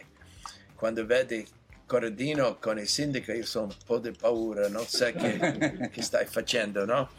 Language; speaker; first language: Italian; non-native, learner; English